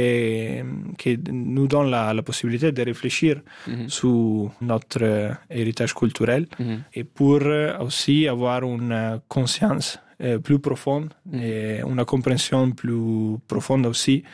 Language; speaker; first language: French; non-native, fluent; Italian